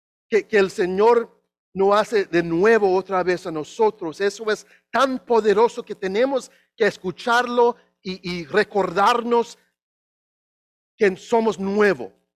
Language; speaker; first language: Spanish; non-native, learner; English